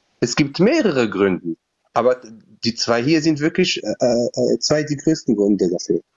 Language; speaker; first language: German; non-native, fluent; Berber languages